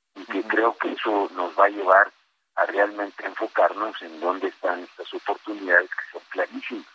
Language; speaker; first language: Spanish; native; Spanish